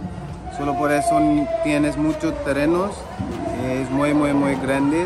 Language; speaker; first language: Spanish; non-native, learner; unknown